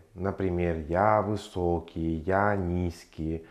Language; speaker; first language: Russian; non-native, fluent; Spanish